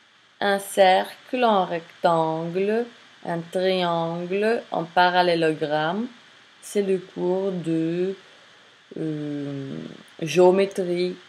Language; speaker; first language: French; non-native, fluent; English